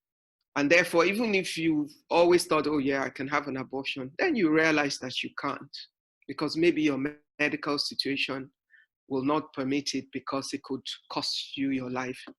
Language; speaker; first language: English; non-native, local second language; Yoruba